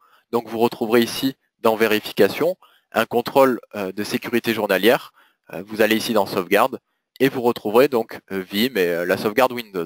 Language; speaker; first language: French; native; French